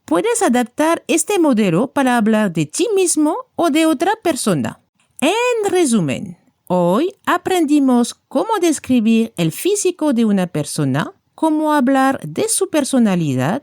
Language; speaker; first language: Spanish; non-native, fluent; French